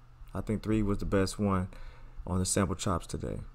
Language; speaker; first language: English; native; English